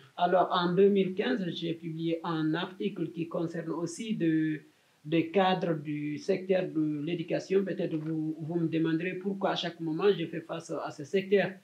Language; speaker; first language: French; non-native, local second language; Fula